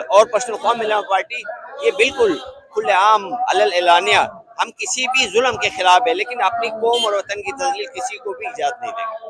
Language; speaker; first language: Urdu; non-native, local second language; Pashto